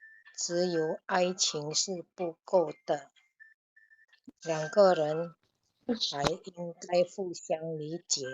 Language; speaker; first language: Chinese; non-native, learner; Indonesian